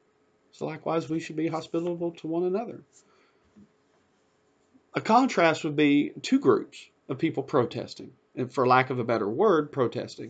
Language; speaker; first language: English; native; English